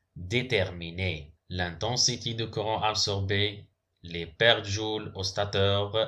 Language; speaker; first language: French; non-native, local second language; Arabic